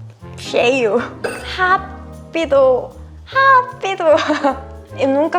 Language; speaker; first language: Portuguese; non-native, fluent; Korean